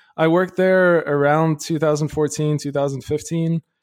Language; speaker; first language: English; early bilingual, other home language; Arabic